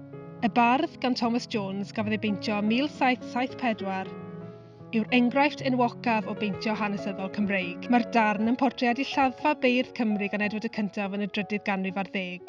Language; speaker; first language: Welsh; native; Welsh